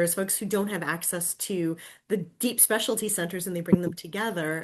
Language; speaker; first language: English; native; English